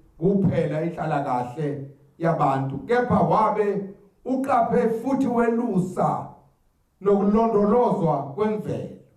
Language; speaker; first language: Zulu; native; Zulu